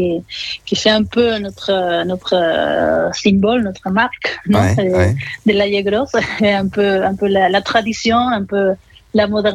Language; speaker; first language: French; non-native, fluent; Spanish